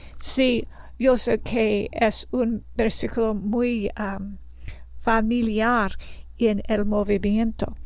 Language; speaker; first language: Spanish; non-native, learner; English